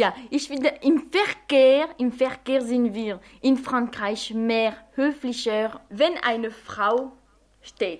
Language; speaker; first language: German; non-native, fluent; French